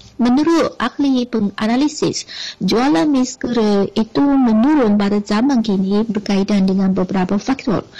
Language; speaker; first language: Malay; non-native, fluent; Chinese